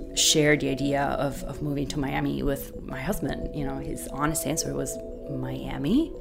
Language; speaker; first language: English; non-native, fluent; Italian